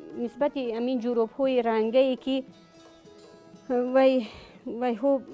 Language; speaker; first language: Tajik; non-native, local second language; Shughni